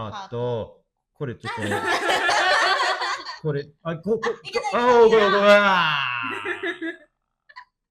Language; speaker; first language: Japanese; non-native, learner; English